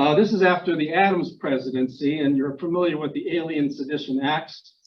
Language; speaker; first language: English; non-native, fluent; Ukrainian